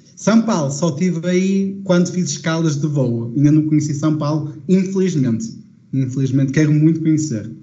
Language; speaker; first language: Portuguese; native; Portuguese